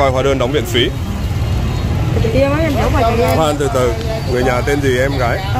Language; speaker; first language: Vietnamese; native; Vietnamese